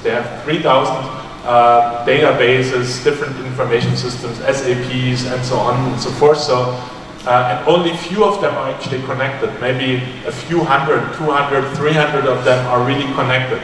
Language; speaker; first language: English; non-native, fluent; German